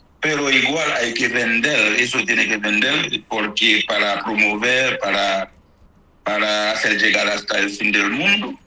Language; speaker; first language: Spanish; non-native, fluent; Haitian Creole